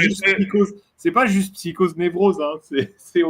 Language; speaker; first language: French; native; French